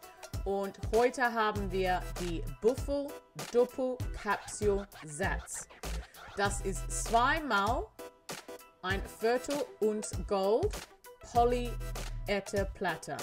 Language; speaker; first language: German; non-native, learner; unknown